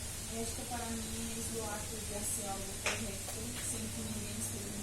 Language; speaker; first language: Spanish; non-native, learner; Portuguese